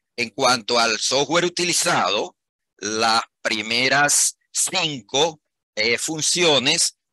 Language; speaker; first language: Spanish; native; Spanish